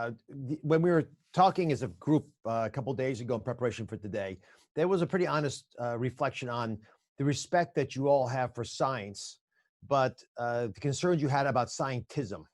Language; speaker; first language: English; native; English